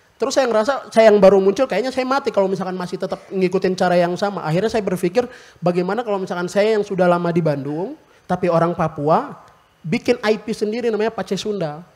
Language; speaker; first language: Indonesian; native; Indonesian